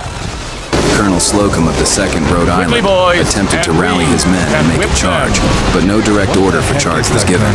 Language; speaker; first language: English; native; English